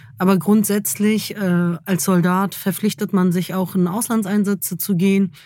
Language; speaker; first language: German; early bilingual, other home language; Kurdish